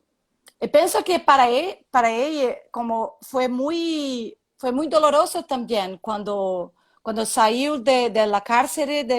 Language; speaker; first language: Spanish; non-native, learner; Portuguese